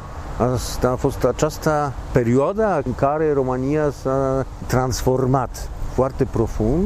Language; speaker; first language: Romanian; non-native, fluent; Polish